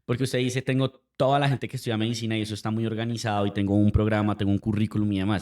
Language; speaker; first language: Spanish; native; Spanish